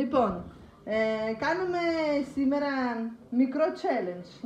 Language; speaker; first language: Greek; non-native, fluent; Russian